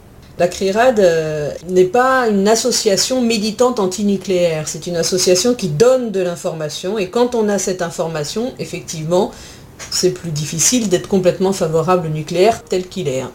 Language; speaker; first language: French; native; French